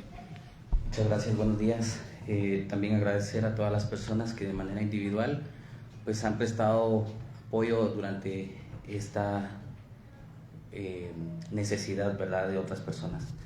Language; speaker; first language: Spanish; native; Spanish